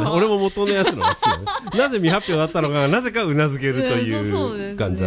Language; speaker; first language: Japanese; native; Japanese